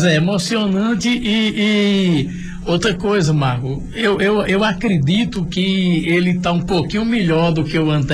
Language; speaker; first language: Portuguese; native; Portuguese